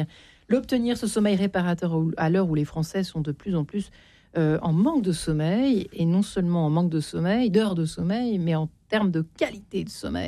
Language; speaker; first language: French; native; French